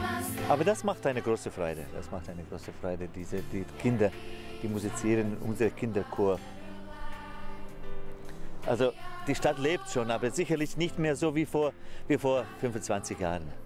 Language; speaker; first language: German; non-native, fluent; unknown